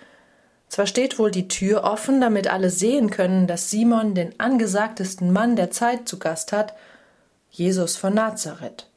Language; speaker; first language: German; native; German